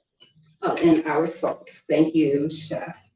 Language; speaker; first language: English; native; English